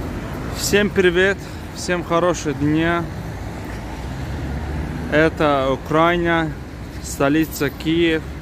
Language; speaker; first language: Russian; non-native, learner; Azerbaijani